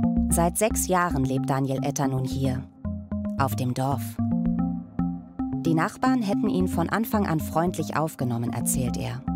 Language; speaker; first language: German; native; German